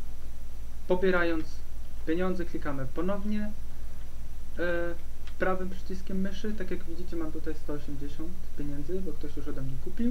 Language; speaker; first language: Polish; native; Polish